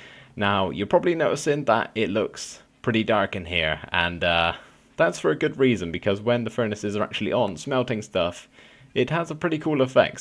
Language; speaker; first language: English; native; English